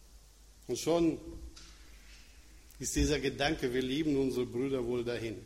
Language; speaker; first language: German; non-native, fluent; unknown